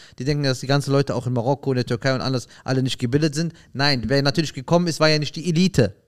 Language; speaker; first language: German; early bilingual, other home language; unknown